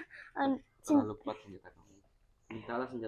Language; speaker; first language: Indonesian; native; Indonesian